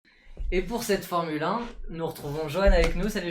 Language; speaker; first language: French; native; French